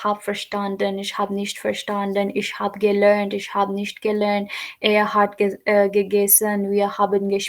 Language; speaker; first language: German; non-native, fluent; Urdu